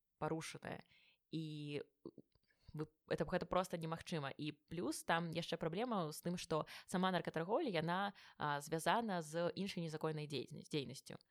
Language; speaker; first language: Belarusian; non-native, local second language; Russian